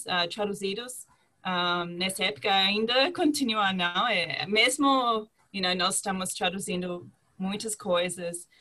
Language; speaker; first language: Portuguese; non-native, fluent; English